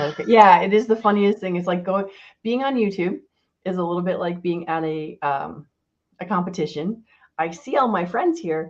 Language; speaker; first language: English; native; English